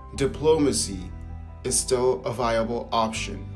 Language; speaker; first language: English; native; English